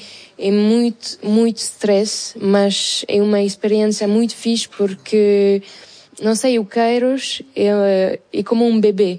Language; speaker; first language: Portuguese; non-native, learner; French